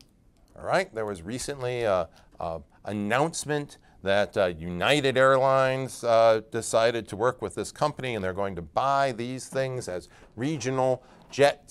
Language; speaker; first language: English; native; English